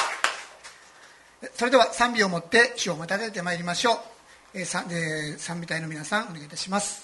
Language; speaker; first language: Japanese; native; Japanese